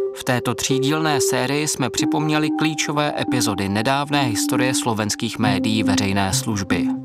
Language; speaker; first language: Czech; native; Czech